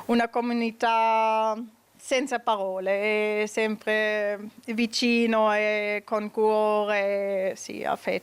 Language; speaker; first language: Italian; non-native, learner; German